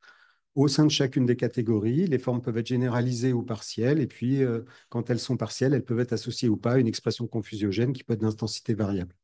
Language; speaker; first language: French; native; French